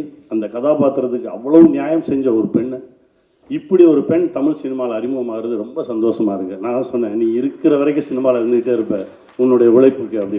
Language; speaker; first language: Tamil; native; Tamil